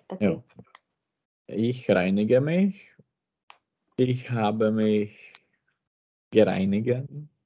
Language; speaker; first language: German; non-native, learner; Czech